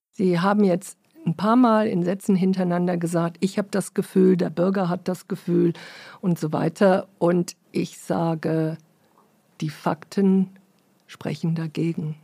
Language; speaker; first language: German; early bilingual, other home language; English